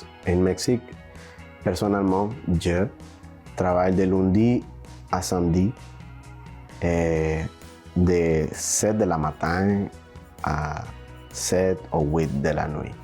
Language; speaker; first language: French; non-native, learner; Spanish